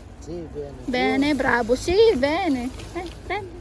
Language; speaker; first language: Italian; non-native, learner; Filipino